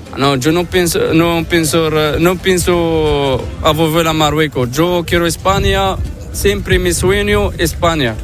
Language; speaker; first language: Spanish; non-native, learner; Arabic